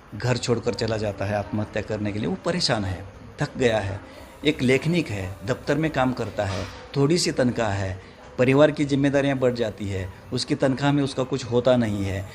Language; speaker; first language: Hindi; non-native, local second language; Marathi